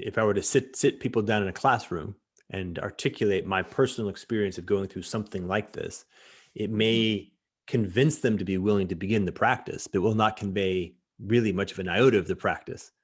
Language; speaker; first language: English; native; English